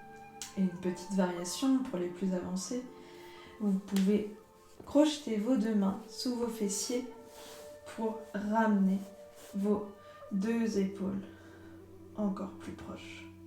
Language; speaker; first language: French; native; French